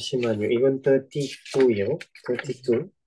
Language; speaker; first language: Korean; non-native, learner; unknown